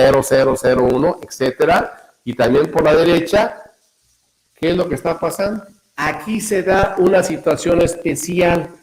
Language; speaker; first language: Spanish; native; Spanish